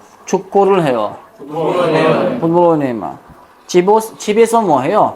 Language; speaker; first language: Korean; non-native, fluent; Uzbek